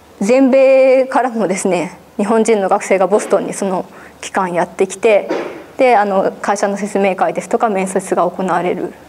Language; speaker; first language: Japanese; native; Japanese